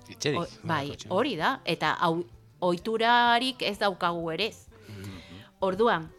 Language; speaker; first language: Basque; non-native, learner; Spanish